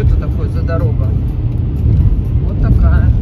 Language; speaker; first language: Russian; native; Russian